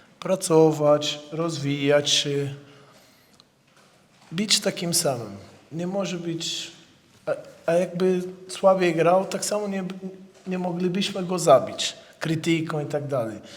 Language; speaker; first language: Polish; non-native, fluent; Portuguese